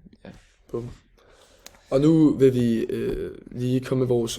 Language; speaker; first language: Danish; native; Danish